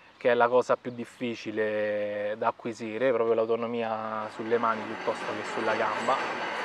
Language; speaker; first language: Italian; native; Italian